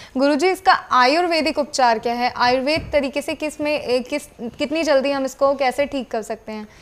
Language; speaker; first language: Hindi; native; Hindi